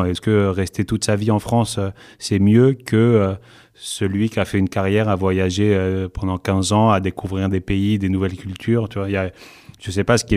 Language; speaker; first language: French; native; French